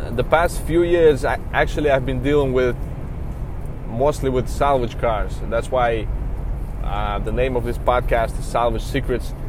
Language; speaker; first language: English; non-native, fluent; Russian